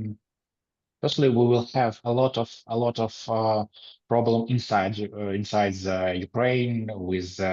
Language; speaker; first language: English; non-native, learner; Ukrainian